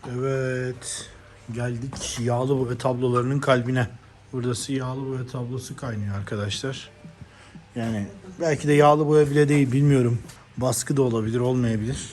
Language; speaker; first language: Turkish; native; Turkish